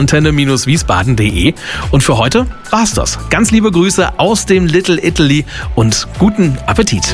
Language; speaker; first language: German; native; German